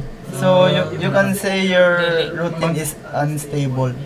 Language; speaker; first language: English; non-native, local second language; Cebuano